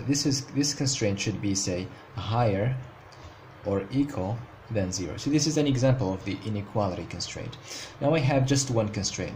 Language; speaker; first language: English; non-native, fluent; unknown